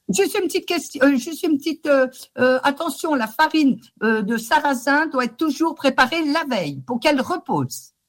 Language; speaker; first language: French; native; French